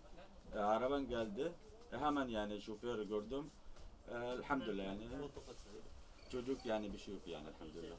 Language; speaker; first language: Turkish; non-native, learner; Arabic